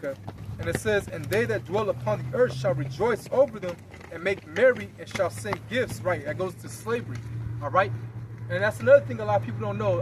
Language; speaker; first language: English; native; English